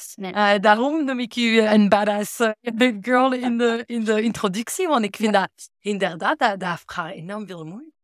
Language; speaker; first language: Dutch; non-native, fluent; French